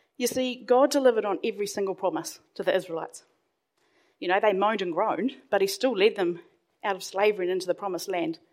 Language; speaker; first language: English; native; English